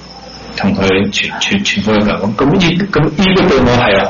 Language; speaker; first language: Chinese; early bilingual, heritage; Cantonese